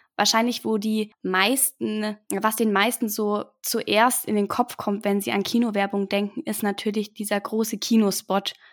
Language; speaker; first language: German; native; German